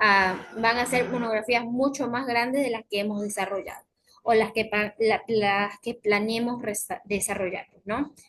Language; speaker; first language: Spanish; native; Spanish